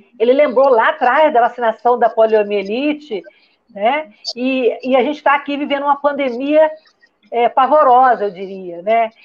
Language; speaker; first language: Portuguese; native; Portuguese